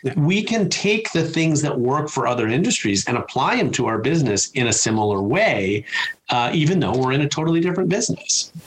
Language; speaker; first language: English; native; English